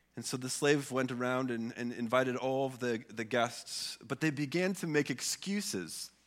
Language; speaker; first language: English; early bilingual, other home language; Swedish